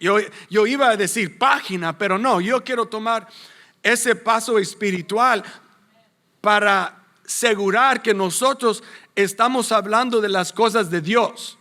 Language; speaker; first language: Spanish; non-native, fluent; English